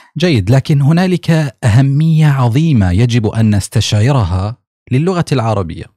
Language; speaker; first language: Arabic; native; Arabic